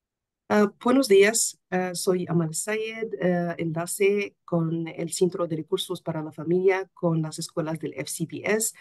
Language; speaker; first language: Spanish; non-native, fluent; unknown